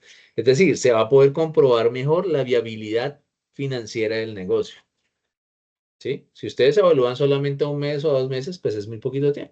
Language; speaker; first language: Spanish; native; Spanish